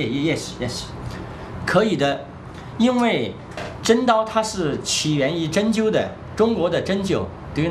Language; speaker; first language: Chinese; native; Chinese